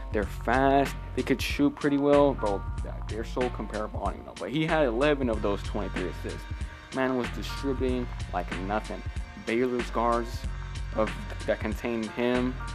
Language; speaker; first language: English; early bilingual, other home language; Spanish